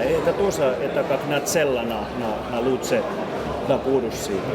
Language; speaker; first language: Russian; non-native, learner; Finnish